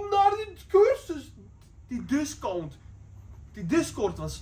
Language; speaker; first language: Dutch; early bilingual, other home language; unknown